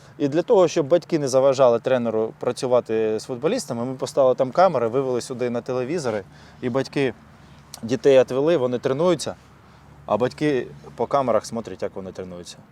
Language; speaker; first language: Ukrainian; non-native, local second language; Russian